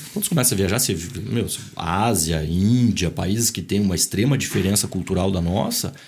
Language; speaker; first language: Portuguese; native; Portuguese